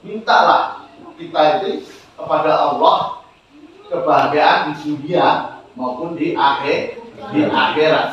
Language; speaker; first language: Indonesian; native; Indonesian